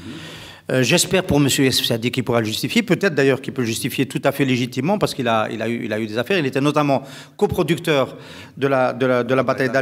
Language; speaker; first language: French; non-native, local second language; Arabic